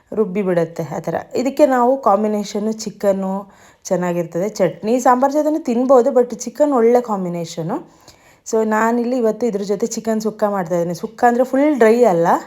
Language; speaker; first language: Kannada; non-native, local second language; Tulu